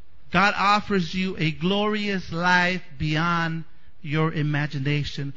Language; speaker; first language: English; non-native, fluent; Spanish